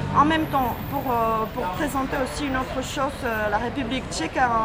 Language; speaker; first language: French; non-native, fluent; Czech